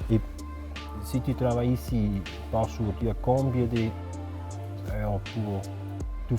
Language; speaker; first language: French; non-native, local second language; German